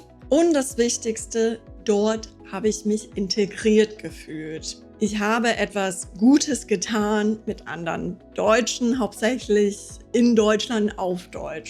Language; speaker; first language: German; non-native, fluent; English